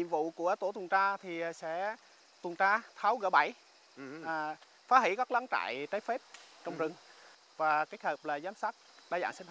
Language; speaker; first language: Vietnamese; native; Vietnamese